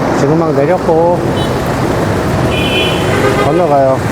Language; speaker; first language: Korean; native; Korean